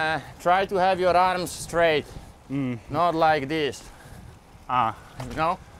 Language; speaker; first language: English; non-native, fluent; Slovak